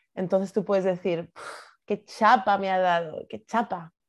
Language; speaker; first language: Spanish; native; Spanish